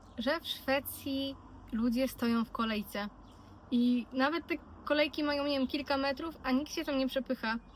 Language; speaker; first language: Polish; native; Polish